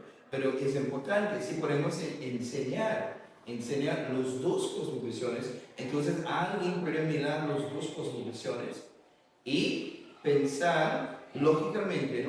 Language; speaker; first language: Spanish; non-native, learner; English